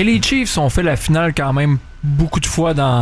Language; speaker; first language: French; native; French